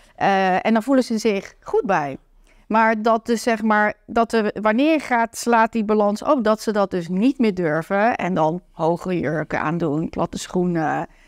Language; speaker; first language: Dutch; native; Dutch